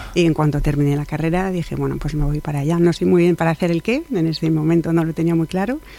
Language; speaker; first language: Spanish; non-native, fluent; French